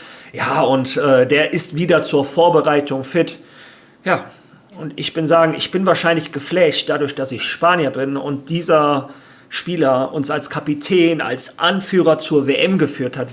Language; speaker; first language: German; native; German